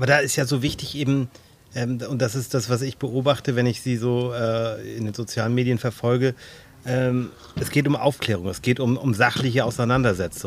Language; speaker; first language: German; native; German